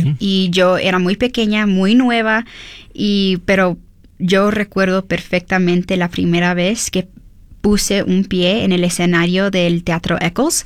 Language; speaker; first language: Spanish; early bilingual, heritage; Spanish